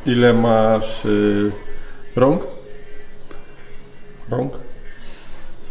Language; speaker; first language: Polish; native; Polish